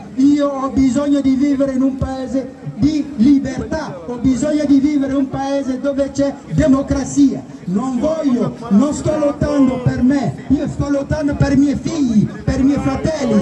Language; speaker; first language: Italian; non-native, fluent; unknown